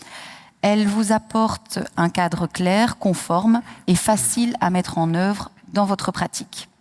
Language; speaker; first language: French; native; French